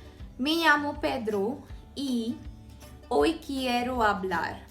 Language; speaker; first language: Spanish; non-native, fluent; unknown